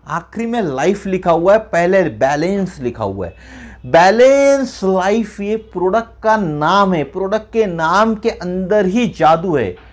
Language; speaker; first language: Hindi; non-native, local second language; Marathi